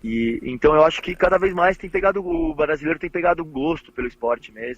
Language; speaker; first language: Portuguese; native; Portuguese